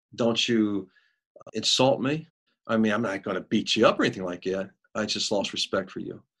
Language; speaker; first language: English; native; English